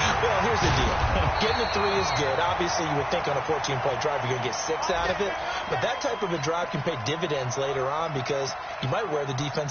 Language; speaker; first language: English; native; English